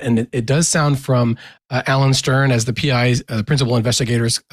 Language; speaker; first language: English; native; English